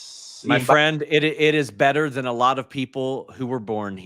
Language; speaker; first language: English; native; English